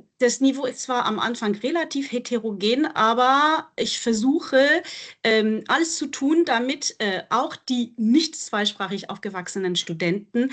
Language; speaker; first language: German; non-native, fluent; French